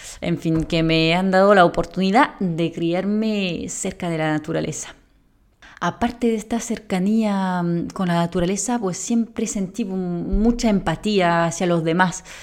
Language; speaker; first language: Spanish; non-native, fluent; French